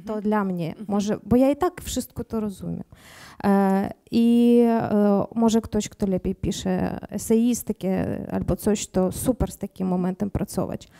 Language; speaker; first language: Polish; non-native, learner; Ukrainian